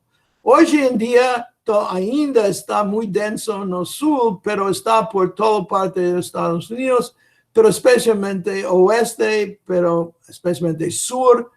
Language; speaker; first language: Spanish; non-native, fluent; English